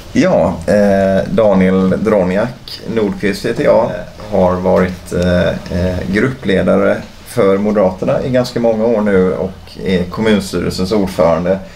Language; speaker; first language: Swedish; native; Swedish